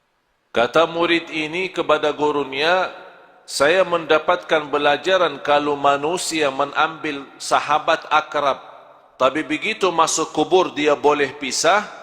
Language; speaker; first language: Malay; non-native, fluent; Arabic